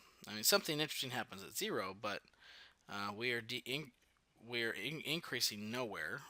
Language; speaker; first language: English; native; English